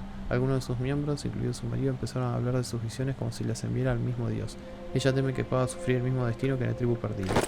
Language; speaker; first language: Spanish; native; Spanish